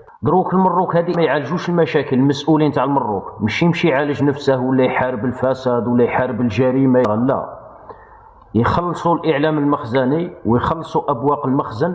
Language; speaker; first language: Arabic; native; Arabic